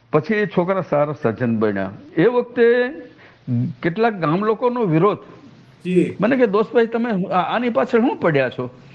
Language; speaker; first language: Gujarati; native; Gujarati